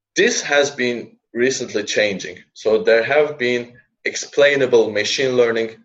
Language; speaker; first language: English; non-native, fluent; Turkish